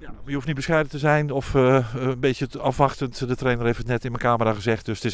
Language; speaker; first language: Dutch; native; Dutch